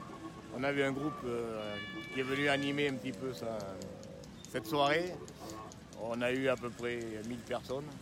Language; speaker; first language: French; native; French